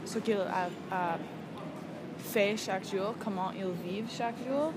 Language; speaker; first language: French; non-native, learner; English